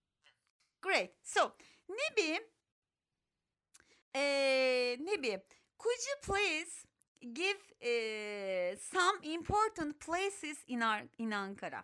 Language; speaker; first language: English; non-native, fluent; Turkish